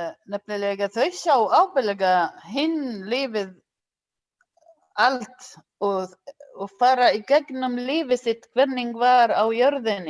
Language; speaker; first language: Icelandic; non-native, learner; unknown